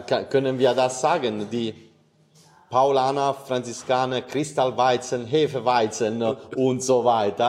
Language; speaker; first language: German; non-native, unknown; Italian